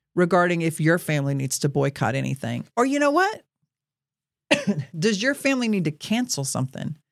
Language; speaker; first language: English; native; English